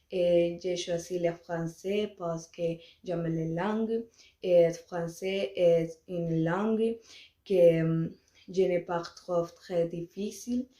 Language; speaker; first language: French; non-native, learner; Spanish